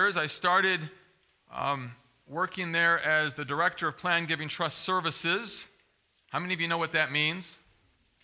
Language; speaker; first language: English; native; English